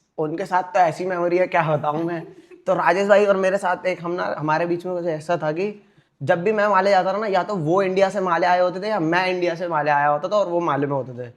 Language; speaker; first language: Hindi; native; Hindi